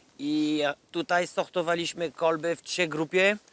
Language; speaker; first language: Polish; non-native, learner; French